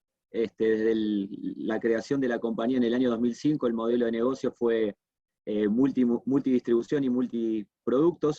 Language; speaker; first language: Spanish; native; Spanish